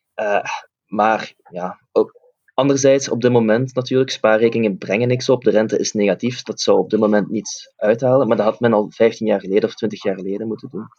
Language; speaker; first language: Dutch; native; Dutch